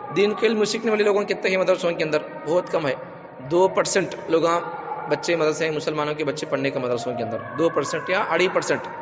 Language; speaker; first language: Urdu; native; Urdu